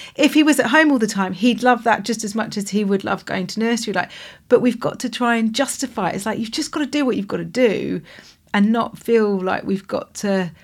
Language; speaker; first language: English; native; English